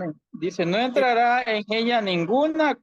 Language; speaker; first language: Spanish; native; Spanish